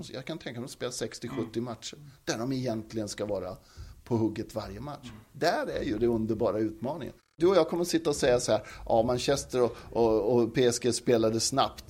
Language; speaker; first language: Swedish; native; Swedish